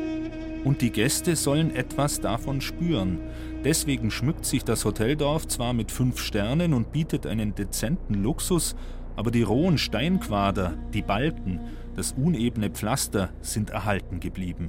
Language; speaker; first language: German; native; German